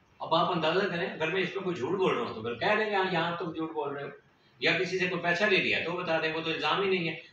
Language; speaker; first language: Urdu; native; Urdu